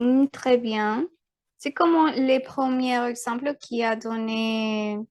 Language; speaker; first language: French; non-native, fluent; Spanish